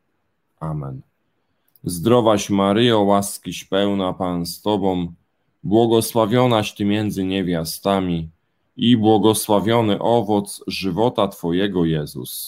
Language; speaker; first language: Polish; native; Polish